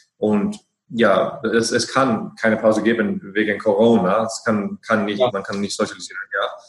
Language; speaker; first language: German; non-native, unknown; Icelandic